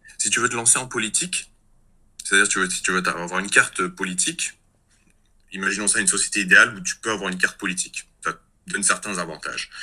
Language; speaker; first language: French; native; French